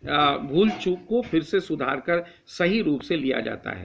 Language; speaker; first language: Hindi; native; Hindi